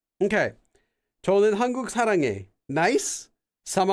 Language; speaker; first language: Korean; non-native, fluent; English